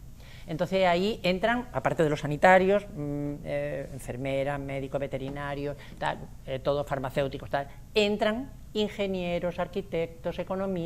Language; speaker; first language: Spanish; native; Spanish